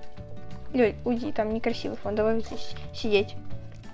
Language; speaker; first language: Russian; native; Russian